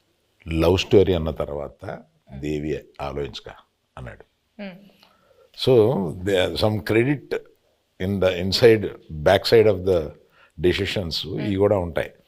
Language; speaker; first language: Telugu; native; Telugu